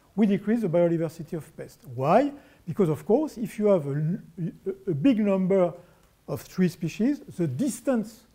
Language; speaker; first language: English; non-native, fluent; French